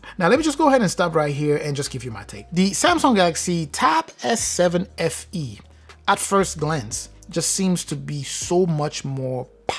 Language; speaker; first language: English; native; English